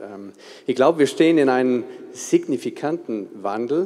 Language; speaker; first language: German; non-native, fluent; Danish